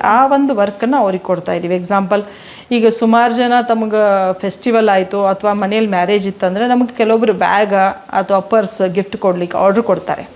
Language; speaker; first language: Kannada; native; Kannada